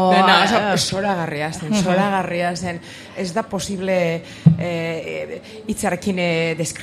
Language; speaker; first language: Basque; non-native, local second language; Spanish